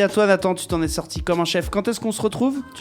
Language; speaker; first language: French; native; French